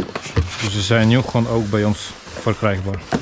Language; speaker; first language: Dutch; non-native, fluent; Russian